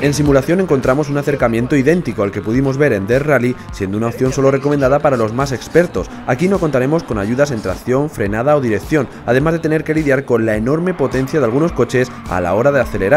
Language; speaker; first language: Spanish; native; Spanish